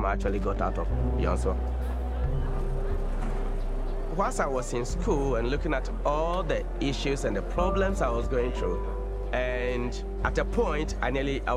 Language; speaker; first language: English; non-native, local second language; Akan